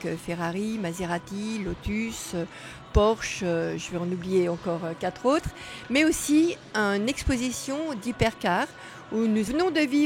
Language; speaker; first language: French; native; French